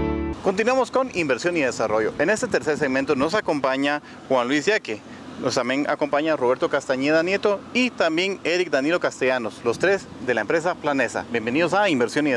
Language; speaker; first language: Spanish; native; Spanish